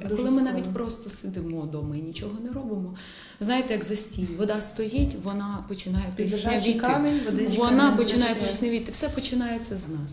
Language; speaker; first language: Ukrainian; native; Ukrainian